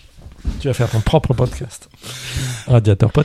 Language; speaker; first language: French; native; French